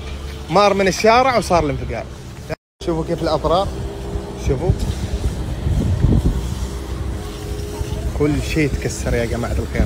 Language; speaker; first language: Arabic; native; Arabic